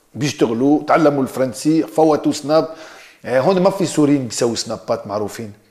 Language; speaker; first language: Arabic; early bilingual, heritage; Arabic